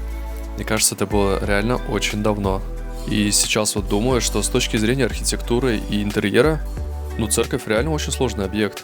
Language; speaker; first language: Russian; native; Russian